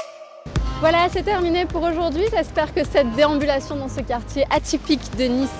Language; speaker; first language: French; native; French